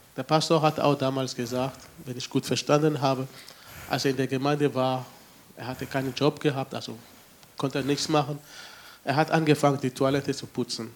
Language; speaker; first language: German; non-native, fluent; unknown